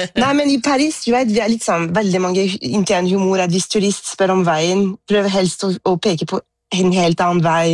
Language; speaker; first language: Norwegian; non-native, fluent; French